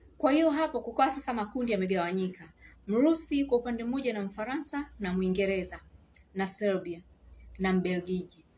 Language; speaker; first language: Swahili; native; Swahili